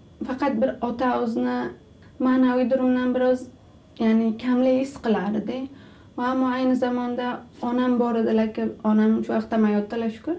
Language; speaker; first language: Turkish; non-native, learner; Uzbek